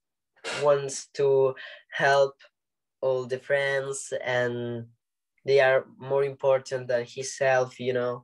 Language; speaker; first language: English; non-native, learner; Italian